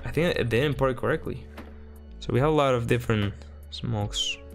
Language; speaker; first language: English; non-native, fluent; Spanish